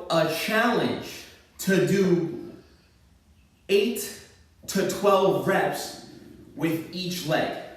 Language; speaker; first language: English; native; English